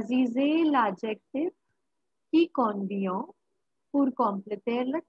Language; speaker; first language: French; non-native, fluent; Marathi